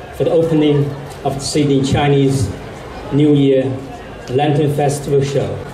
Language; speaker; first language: English; non-native, fluent; Chinese